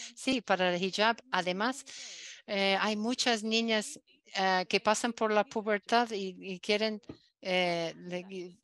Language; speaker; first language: Spanish; non-native, fluent; Dutch